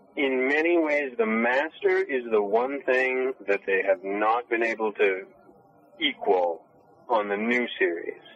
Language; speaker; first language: English; native; English